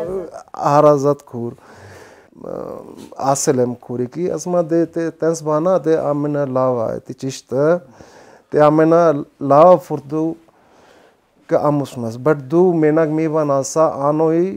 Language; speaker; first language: Armenian; non-native, learner; Hindi